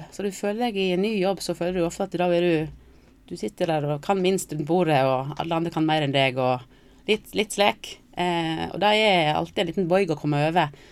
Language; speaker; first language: Norwegian; native; Norwegian